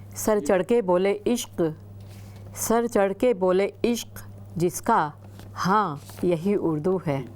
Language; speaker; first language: Urdu; native; Urdu